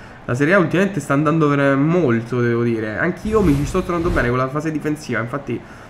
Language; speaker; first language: Italian; native; Italian